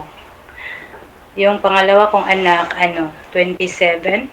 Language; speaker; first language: Filipino; non-native, local second language; Cebuano